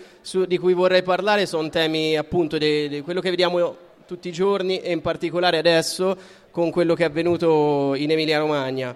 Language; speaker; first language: Italian; native; Italian